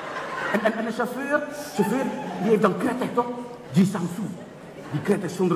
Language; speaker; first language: Dutch; early bilingual, other home language; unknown